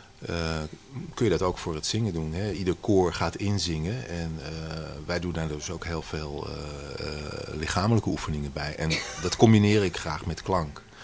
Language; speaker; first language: Dutch; native; Dutch